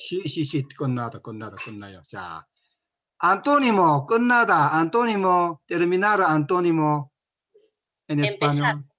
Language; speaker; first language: Spanish; non-native, learner; Korean